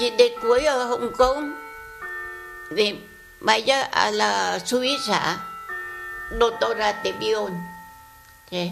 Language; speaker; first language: Spanish; non-native, learner; Vietnamese